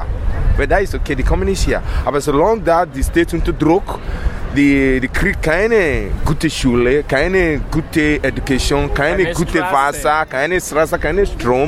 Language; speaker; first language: German; non-native, learner; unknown